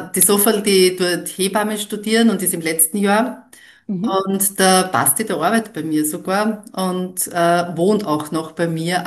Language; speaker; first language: German; native; German